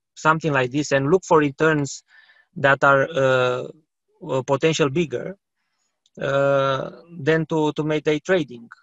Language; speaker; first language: English; non-native, fluent; Romanian